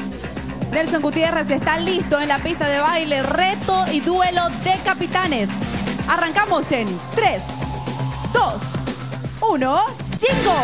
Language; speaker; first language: Spanish; native; Spanish